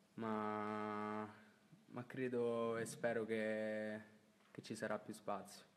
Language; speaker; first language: Italian; native; Italian